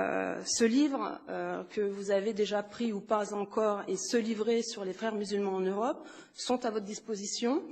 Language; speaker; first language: French; native; French